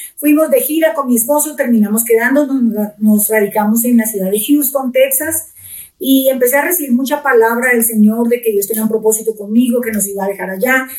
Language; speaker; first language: Spanish; native; Spanish